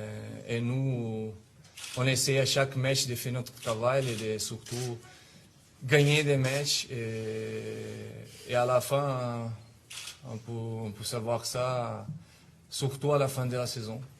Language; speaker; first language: French; non-native, fluent; Italian